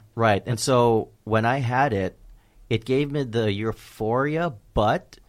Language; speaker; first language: English; early bilingual, other home language; Filipino